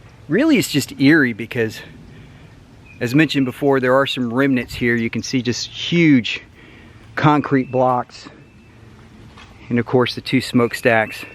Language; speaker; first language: English; native; English